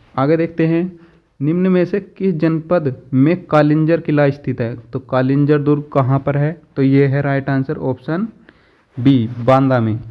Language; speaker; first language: Hindi; native; Hindi